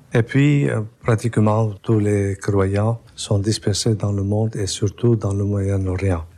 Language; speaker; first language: French; non-native, local second language; Armenian